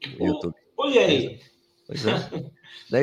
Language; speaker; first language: Portuguese; non-native, learner; Spanish